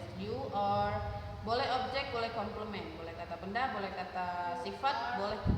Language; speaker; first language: Indonesian; native; Indonesian